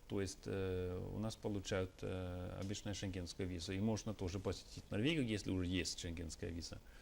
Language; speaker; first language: Russian; non-native, fluent; Norwegian